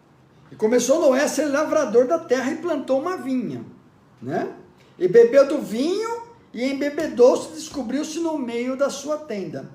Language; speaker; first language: Portuguese; native; Portuguese